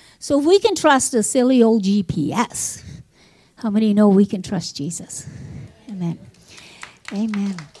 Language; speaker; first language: English; native; English